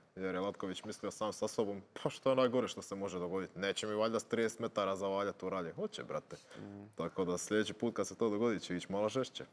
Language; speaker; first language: Croatian; native; Croatian